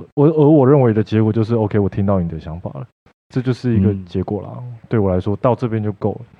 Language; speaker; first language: Chinese; native; Chinese